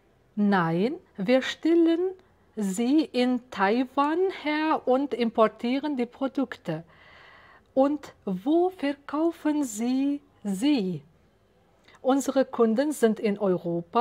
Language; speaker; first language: German; non-native, fluent; Uzbek